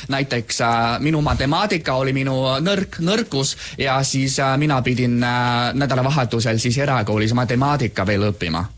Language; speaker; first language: Estonian; non-native, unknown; Chinese